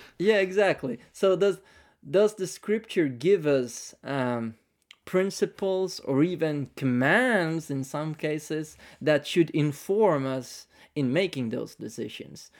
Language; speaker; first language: English; non-native, fluent; Finnish